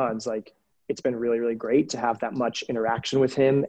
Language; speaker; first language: English; native; English